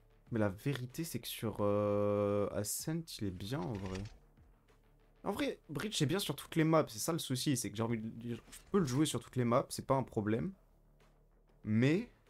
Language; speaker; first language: French; native; French